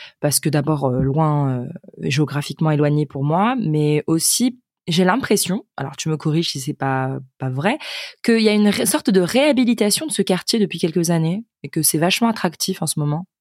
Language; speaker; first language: French; native; French